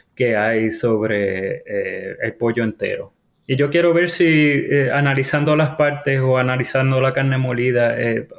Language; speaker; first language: Spanish; native; Spanish